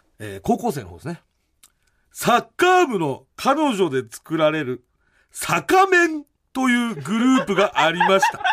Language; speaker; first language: Japanese; native; Japanese